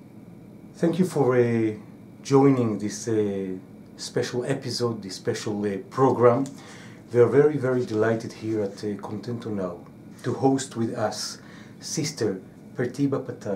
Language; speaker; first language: English; non-native, fluent; Hebrew